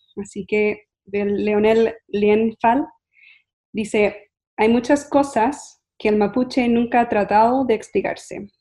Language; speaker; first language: Spanish; early bilingual, heritage; English